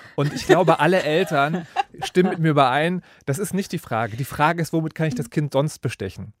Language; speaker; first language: German; native; German